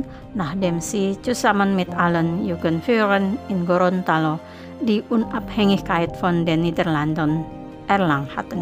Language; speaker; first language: German; non-native, fluent; Indonesian